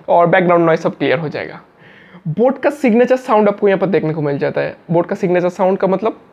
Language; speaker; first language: Hindi; native; Hindi